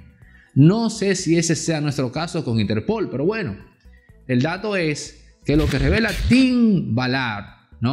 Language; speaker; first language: Spanish; native; Spanish